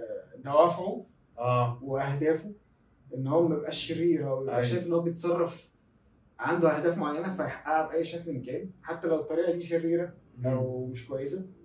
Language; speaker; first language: Arabic; native; Arabic